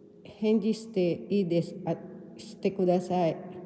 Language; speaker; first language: Japanese; non-native, learner; Filipino